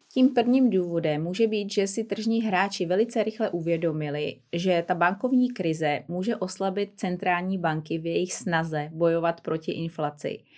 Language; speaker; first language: Czech; native; Czech